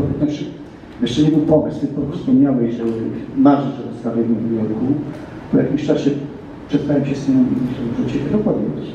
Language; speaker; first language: Polish; native; Polish